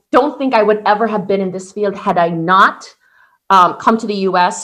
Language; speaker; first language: English; non-native, local second language; Filipino